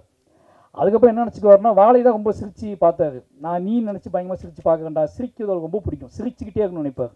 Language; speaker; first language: Tamil; native; Tamil